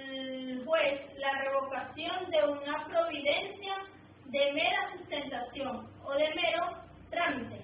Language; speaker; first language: Spanish; native; Spanish